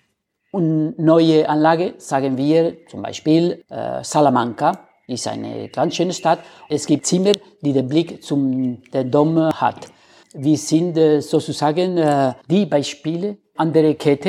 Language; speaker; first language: German; non-native, learner; Spanish